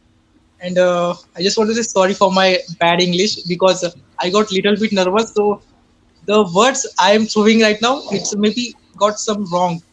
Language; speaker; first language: English; non-native, learner; Hindi